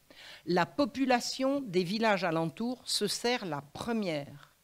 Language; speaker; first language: French; native; French